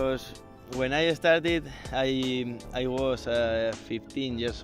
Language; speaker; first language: English; non-native, fluent; Spanish